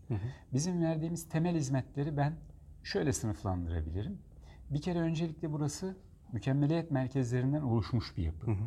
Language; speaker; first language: Turkish; native; Turkish